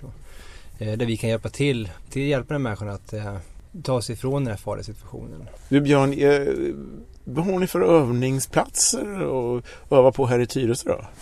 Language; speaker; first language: Swedish; native; Swedish